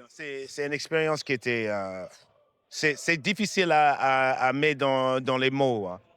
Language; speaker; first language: French; non-native, fluent; English